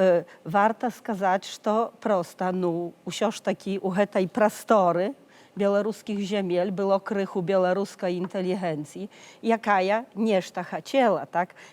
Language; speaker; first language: Polish; non-native, learner; Belarusian